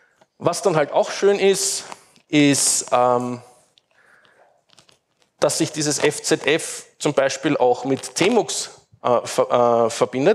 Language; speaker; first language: German; native; German